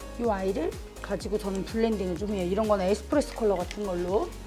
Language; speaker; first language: Korean; native; Korean